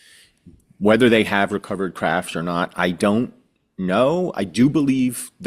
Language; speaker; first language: English; native; English